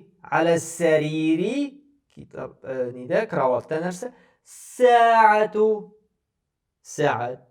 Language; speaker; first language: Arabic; non-native, fluent; Tatar